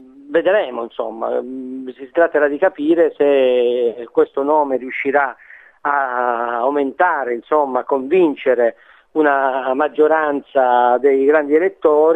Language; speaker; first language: Italian; native; Italian